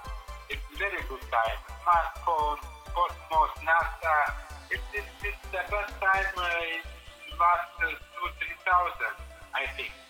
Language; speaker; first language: English; non-native, learner; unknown